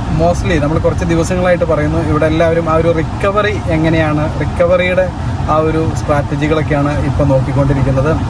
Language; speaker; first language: Malayalam; native; Malayalam